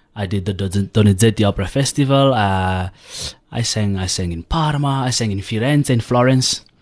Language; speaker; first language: English; non-native, local second language; Southern Sotho